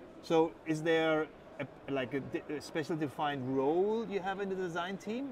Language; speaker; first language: English; non-native, fluent; German